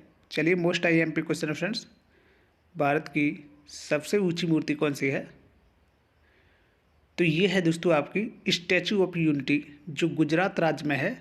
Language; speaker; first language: Hindi; native; Hindi